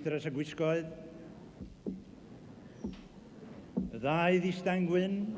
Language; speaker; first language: Welsh; native; Welsh